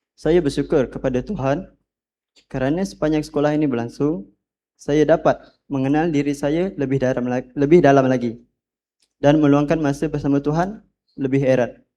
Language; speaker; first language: Malay; non-native, local second language; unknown